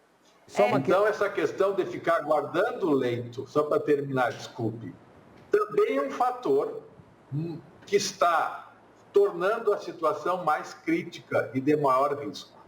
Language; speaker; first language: Portuguese; native; Portuguese